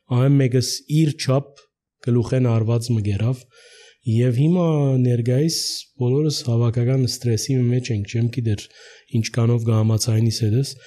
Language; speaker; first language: Armenian; early bilingual, heritage; Armenian